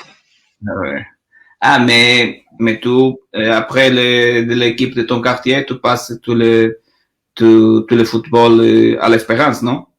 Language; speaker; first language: French; non-native, learner; Portuguese